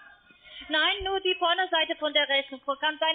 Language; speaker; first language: German; non-native, learner; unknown